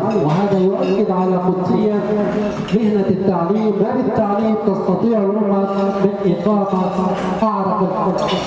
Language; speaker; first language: Arabic; native; Arabic